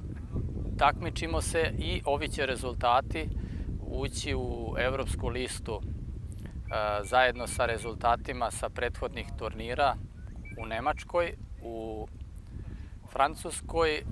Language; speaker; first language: Bosnian; native; Bosnian